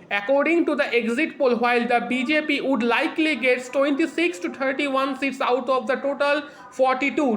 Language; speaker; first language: English; non-native, local second language; Bangla